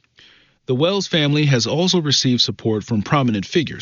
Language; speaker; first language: English; native; English